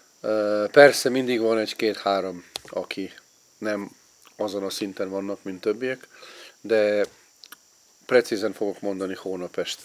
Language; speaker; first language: Hungarian; non-native, fluent; Serbian